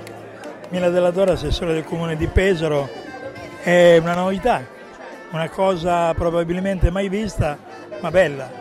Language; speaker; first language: Italian; native; Italian